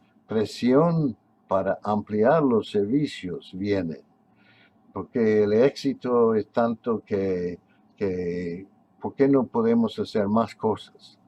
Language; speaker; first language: Spanish; non-native, fluent; English